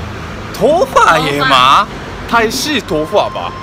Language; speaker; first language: Chinese; non-native, learner; Japanese